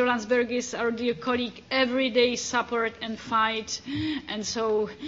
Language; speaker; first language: English; non-native, fluent; Czech